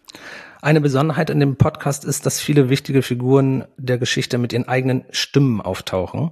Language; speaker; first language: German; native; German